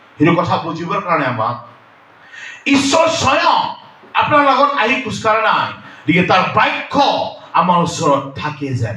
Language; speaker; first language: Assamese; non-native, local second language; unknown